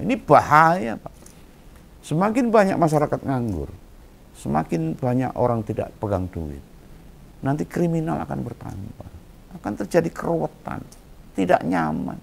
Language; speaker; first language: Indonesian; native; Indonesian